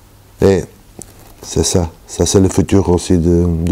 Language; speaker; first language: French; non-native, learner; Portuguese